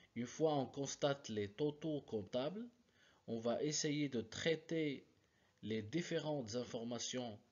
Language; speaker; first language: French; non-native, local second language; Arabic